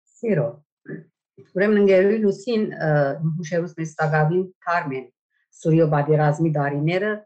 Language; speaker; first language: Armenian; native; Armenian